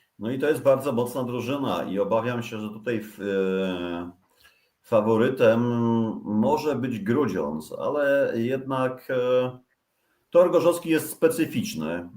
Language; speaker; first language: Polish; native; Polish